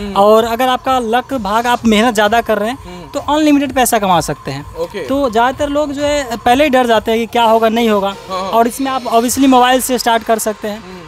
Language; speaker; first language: Hindi; native; Hindi